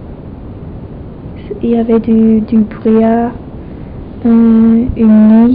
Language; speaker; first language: French; non-native, fluent; English